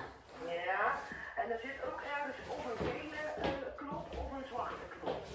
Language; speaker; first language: Dutch; native; Dutch